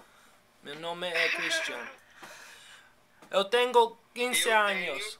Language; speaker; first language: Portuguese; non-native, learner; English